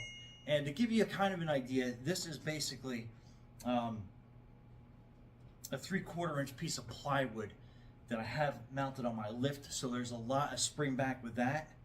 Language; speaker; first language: English; native; English